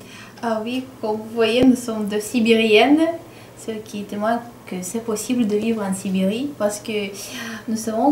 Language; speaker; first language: French; non-native, fluent; Russian